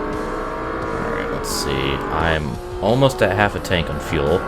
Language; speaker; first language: English; native; English